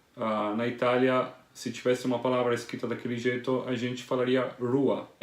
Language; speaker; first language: Portuguese; non-native, fluent; Italian